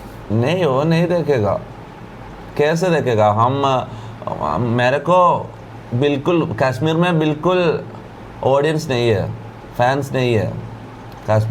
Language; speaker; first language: Hindi; non-native, local second language; Malayalam